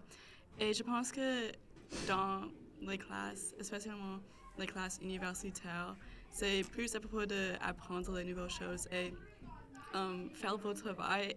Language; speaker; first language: French; non-native, local second language; English